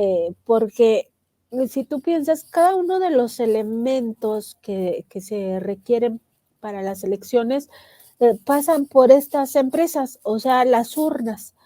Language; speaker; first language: Spanish; native; Spanish